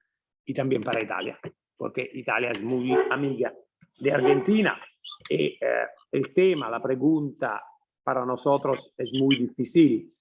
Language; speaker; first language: Spanish; non-native, fluent; Italian